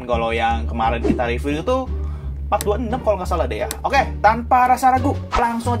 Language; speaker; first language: Indonesian; native; Indonesian